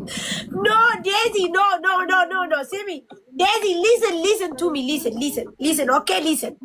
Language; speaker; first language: English; non-native, learner; Amharic